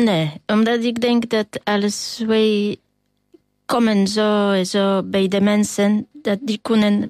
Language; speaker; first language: Dutch; non-native, fluent; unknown